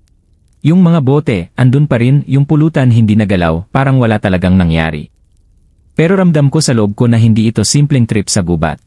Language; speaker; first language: Filipino; native; Filipino